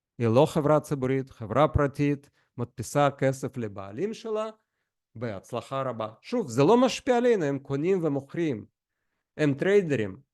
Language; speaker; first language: Hebrew; non-native, fluent; Russian